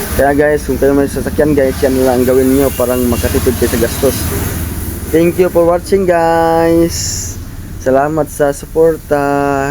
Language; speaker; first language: Filipino; non-native, local second language; Cebuano